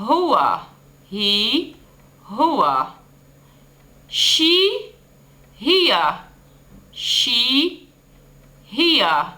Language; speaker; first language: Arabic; native; Arabic